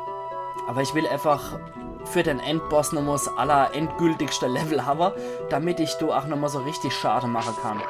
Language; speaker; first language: German; native; German